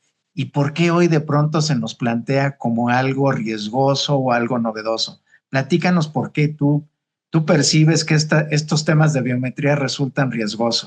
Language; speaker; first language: Spanish; native; Spanish